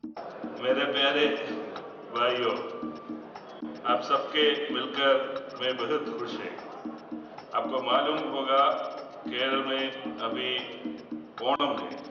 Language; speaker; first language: Hindi; non-native, local second language; Malayalam